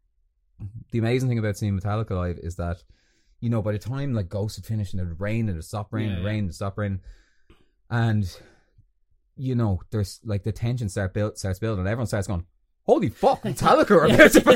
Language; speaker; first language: English; native; English